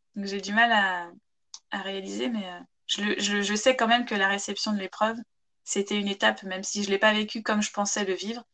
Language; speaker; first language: French; native; French